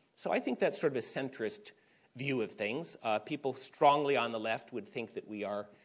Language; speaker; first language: English; native; English